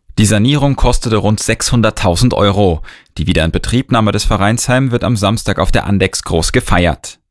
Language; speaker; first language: German; native; German